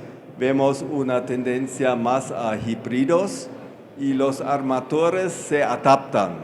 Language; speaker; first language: Spanish; non-native, fluent; German